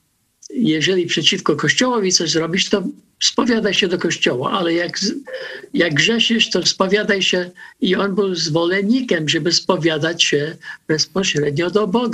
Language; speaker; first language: Polish; early bilingual, heritage; Polish